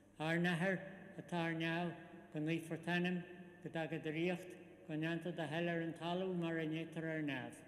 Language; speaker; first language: Irish; non-native, local second language; English